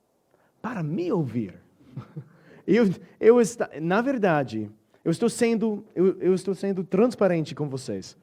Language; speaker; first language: Portuguese; non-native, fluent; English